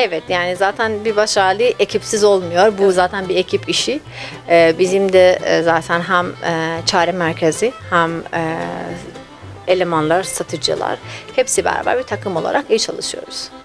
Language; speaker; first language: Turkish; non-native, fluent; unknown